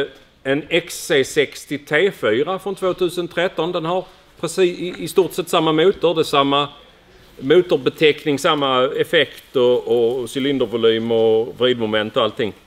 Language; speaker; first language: Swedish; native; Swedish